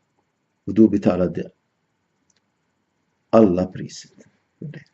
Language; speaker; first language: Swedish; non-native, fluent; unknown